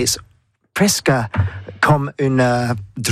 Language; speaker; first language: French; non-native, learner; English